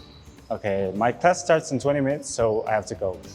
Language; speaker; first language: English; non-native, learner; Mongolian